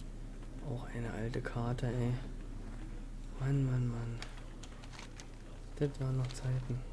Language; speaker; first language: German; native; German